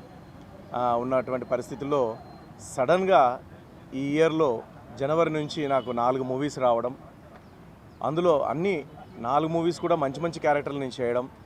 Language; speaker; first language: Telugu; native; Telugu